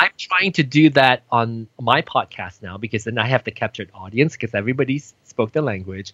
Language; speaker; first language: English; non-native, local second language; Min Nan Chinese